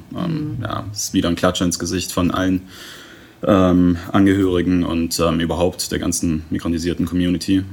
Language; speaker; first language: German; native; German